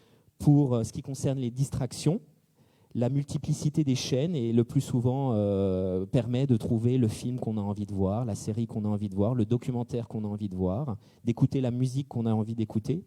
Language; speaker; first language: French; native; French